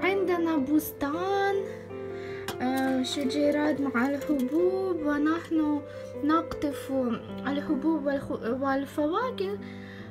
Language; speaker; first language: Arabic; non-native, fluent; Ukrainian